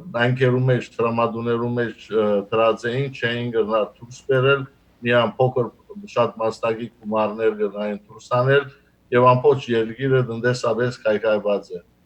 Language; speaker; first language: Armenian; early bilingual, heritage; Armenian